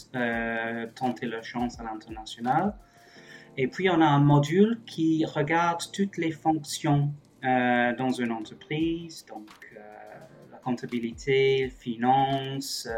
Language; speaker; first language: French; non-native, fluent; English